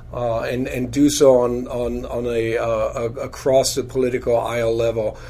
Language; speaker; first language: English; non-native, fluent; German